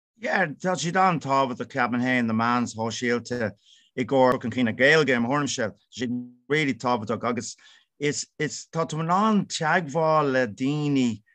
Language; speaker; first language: Irish; non-native, local second language; English